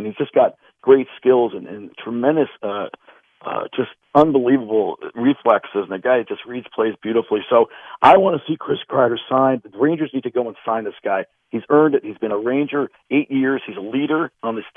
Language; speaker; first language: English; native; English